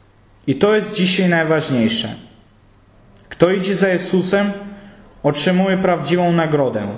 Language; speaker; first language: Polish; native; Polish